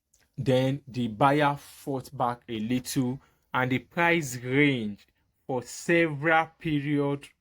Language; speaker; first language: English; native; English